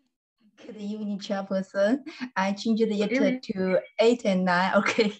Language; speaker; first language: English; non-native, learner; Chinese